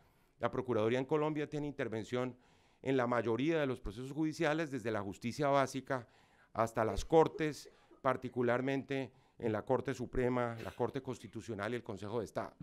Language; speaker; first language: Spanish; native; Spanish